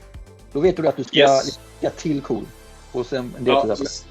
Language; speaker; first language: Swedish; native; Swedish